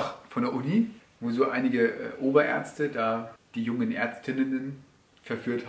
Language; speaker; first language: German; native; German